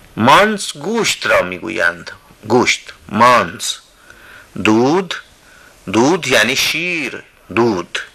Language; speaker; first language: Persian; non-native, fluent; Hindi